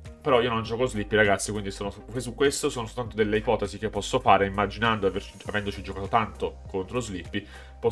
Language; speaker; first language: Italian; native; Italian